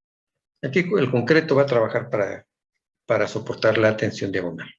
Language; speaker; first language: Spanish; native; Spanish